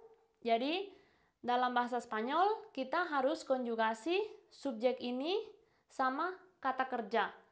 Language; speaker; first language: Indonesian; non-native, fluent; Spanish